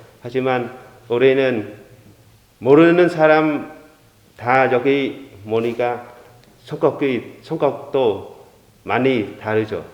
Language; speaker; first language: Korean; non-native, learner; Vietnamese